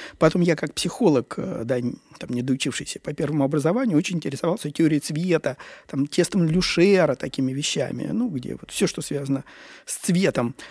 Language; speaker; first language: Russian; native; Russian